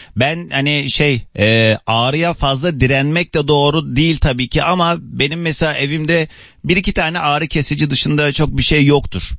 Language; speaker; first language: Turkish; native; Turkish